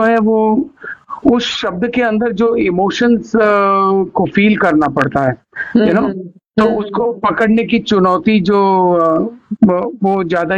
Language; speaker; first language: Hindi; non-native, local second language; Tulu